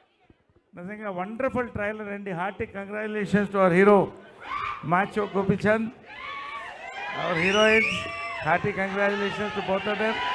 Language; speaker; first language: Telugu; native; Telugu